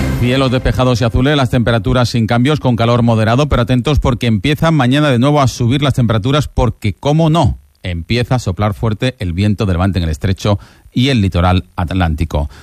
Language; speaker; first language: Spanish; native; Spanish